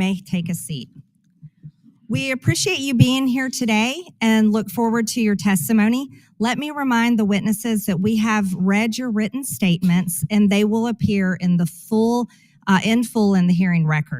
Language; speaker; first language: English; native; English